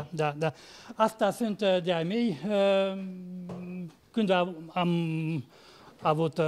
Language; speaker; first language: Romanian; non-native, local second language; Hungarian